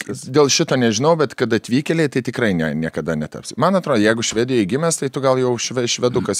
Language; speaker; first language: Lithuanian; native; Lithuanian